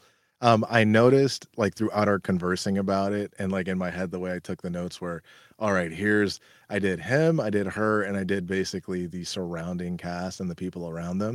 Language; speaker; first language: English; native; English